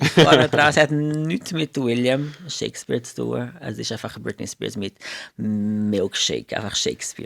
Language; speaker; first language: German; non-native, fluent; Portuguese